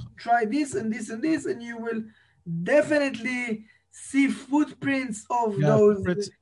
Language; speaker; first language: English; non-native, fluent; Hebrew